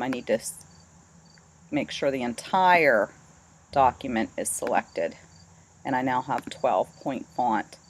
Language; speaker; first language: English; native; English